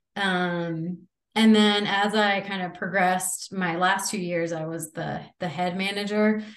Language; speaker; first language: English; native; English